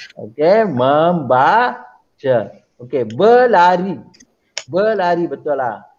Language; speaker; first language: Malay; non-native, local second language; Tamil